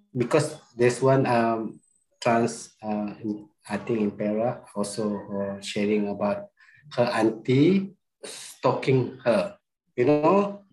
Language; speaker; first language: English; non-native, local second language; Malay